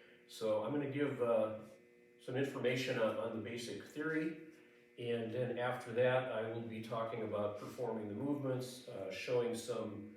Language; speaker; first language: English; native; English